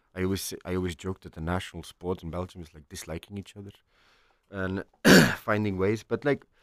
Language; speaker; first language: English; non-native, fluent; Icelandic